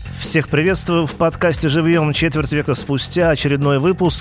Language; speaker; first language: Russian; native; Russian